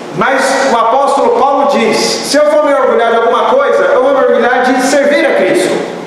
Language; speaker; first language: Portuguese; native; Portuguese